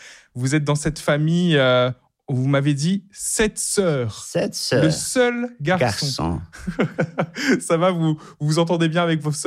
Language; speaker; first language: French; native; French